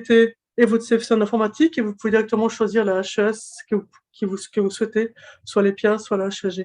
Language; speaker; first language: French; native; French